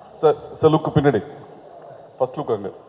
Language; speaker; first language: Tamil; native; Tamil